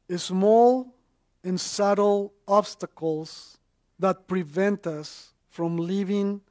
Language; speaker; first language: English; non-native, fluent; Spanish